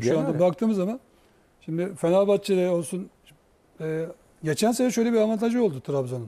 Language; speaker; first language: Turkish; native; Turkish